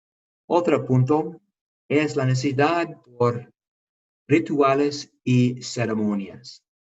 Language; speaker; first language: Spanish; non-native, fluent; English